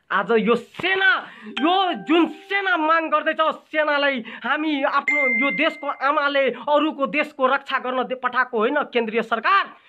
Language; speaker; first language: Nepali; non-native, local second language; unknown